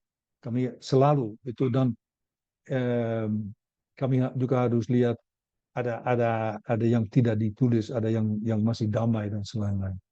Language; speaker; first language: Indonesian; non-native, learner; Dutch